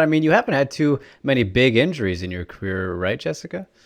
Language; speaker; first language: English; native; English